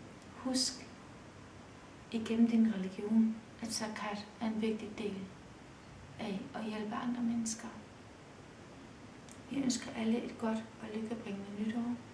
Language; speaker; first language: Danish; early bilingual, other home language; Kurdish